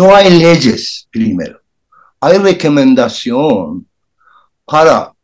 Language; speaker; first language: Spanish; non-native, learner; Persian